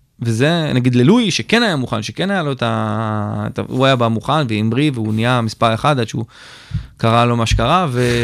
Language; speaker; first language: Hebrew; native; Hebrew